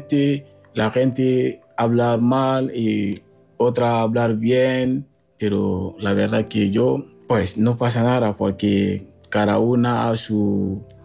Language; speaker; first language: Spanish; non-native, learner; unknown